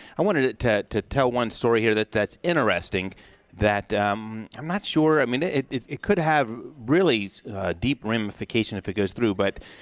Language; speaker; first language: English; native; English